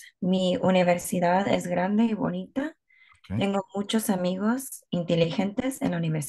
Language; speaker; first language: Spanish; non-native, learner; English